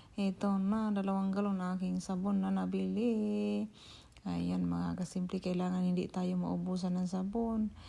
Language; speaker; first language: Filipino; non-native, local second language; Cebuano